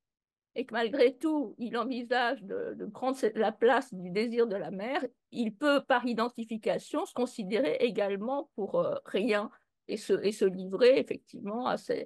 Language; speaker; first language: French; native; French